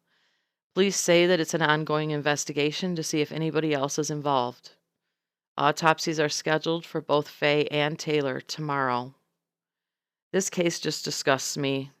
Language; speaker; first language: English; native; English